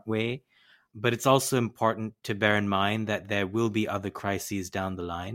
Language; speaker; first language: English; non-native, local second language; Hindi